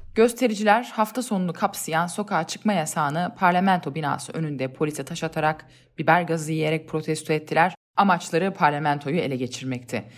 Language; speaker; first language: Turkish; native; Turkish